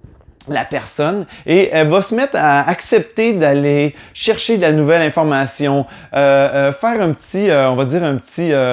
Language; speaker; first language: French; native; French